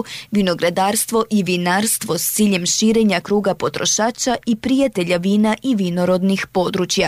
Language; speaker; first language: Serbian; native; Serbian